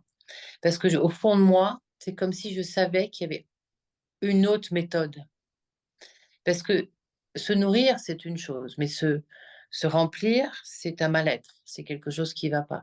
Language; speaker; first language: French; native; French